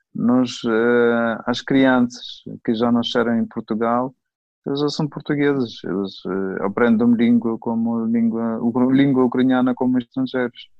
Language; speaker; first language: Portuguese; non-native, fluent; Ukrainian